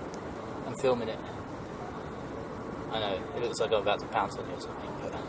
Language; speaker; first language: English; native; English